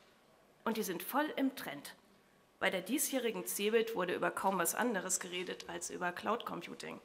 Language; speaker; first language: German; native; German